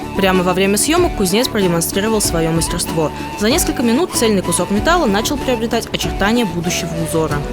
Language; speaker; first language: Russian; native; Russian